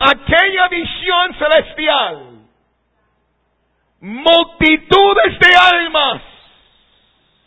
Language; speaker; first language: Spanish; non-native, fluent; English